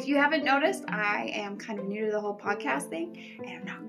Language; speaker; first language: English; native; English